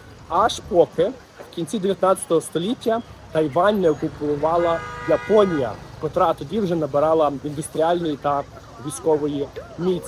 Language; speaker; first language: Ukrainian; native; Ukrainian